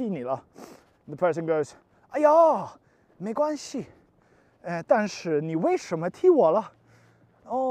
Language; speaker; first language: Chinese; non-native, learner; English